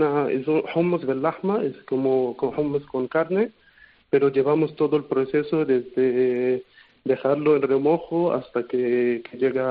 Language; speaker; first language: Spanish; non-native, fluent; Arabic